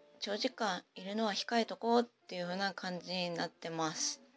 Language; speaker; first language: Japanese; native; Japanese